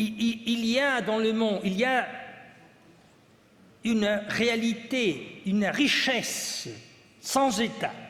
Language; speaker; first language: French; non-native, fluent; Italian